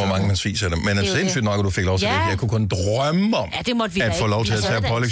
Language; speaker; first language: Danish; native; Danish